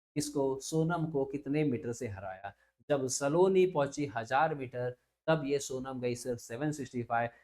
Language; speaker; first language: Hindi; non-native, local second language; Marathi